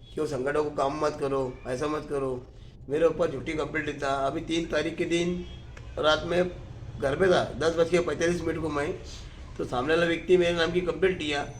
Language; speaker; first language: Hindi; non-native, local second language; Urdu